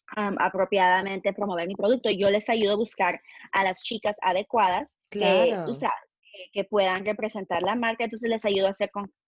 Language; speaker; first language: Spanish; early bilingual, heritage; Spanish